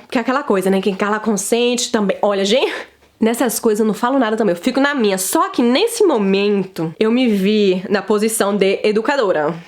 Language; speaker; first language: Portuguese; native; Portuguese